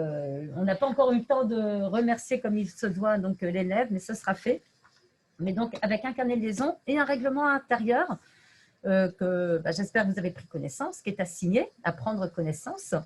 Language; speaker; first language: French; native; French